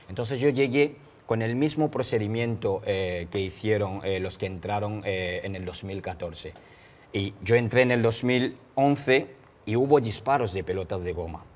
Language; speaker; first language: Spanish; non-native, fluent; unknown